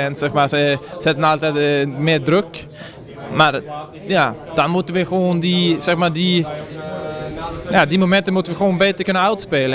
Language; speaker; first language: Dutch; non-native, fluent; Swedish